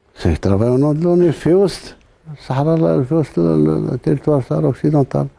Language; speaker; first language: French; non-native, local second language; Arabic